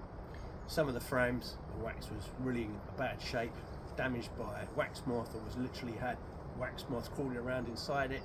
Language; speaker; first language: English; native; English